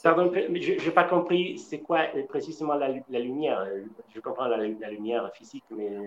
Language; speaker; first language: French; non-native, learner; Spanish